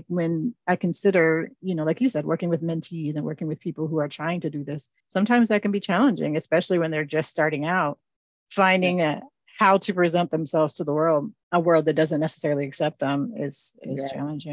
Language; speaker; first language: English; native; English